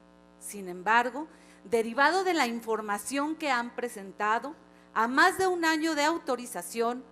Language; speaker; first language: Spanish; native; Spanish